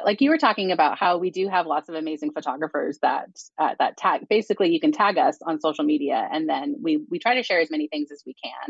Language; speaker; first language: English; native; English